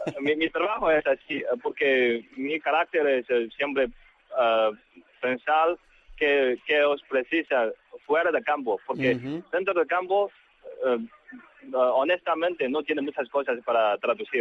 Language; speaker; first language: Spanish; non-native, learner; Chinese